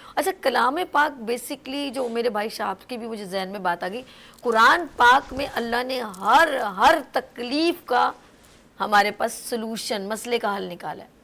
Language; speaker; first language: Urdu; native; Urdu